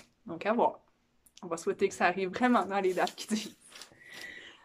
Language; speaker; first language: French; native; French